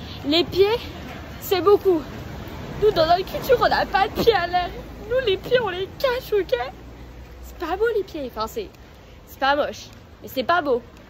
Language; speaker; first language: French; native; French